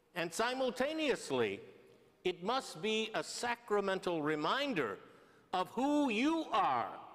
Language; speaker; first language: English; native; English